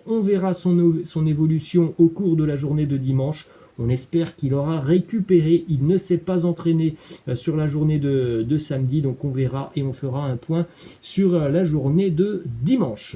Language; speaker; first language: French; native; French